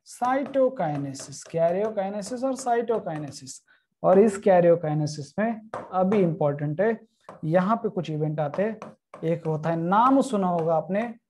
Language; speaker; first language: Hindi; non-native, local second language; Marathi